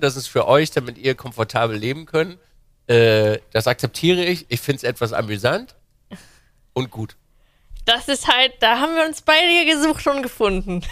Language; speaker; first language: German; native; German